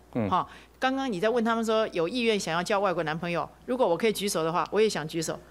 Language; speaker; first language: Chinese; native; Chinese